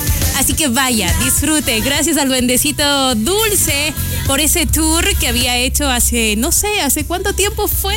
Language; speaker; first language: Spanish; native; Spanish